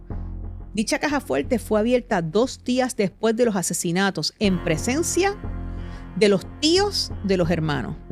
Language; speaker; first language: Spanish; native; Spanish